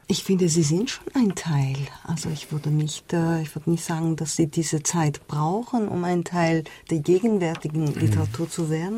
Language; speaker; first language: German; non-native, fluent; Persian